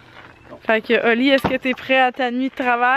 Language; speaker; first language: French; native; French